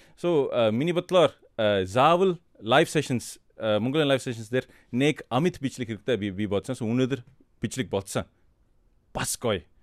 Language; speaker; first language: Mongolian; non-native, learner; English